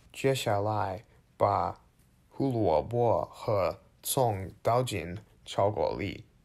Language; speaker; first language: Chinese; non-native, learner; English